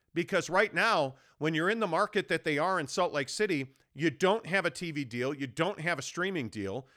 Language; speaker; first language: English; native; English